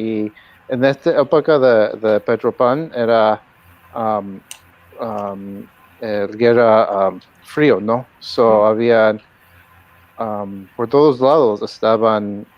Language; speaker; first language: Spanish; early bilingual, heritage; Spanish